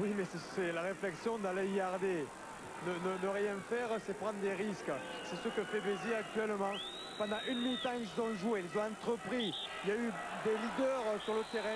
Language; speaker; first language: French; native; French